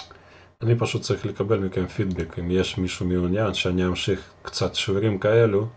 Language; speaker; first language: Hebrew; non-native, fluent; Russian